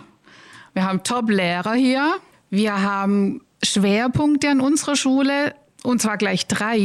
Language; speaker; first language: German; native; German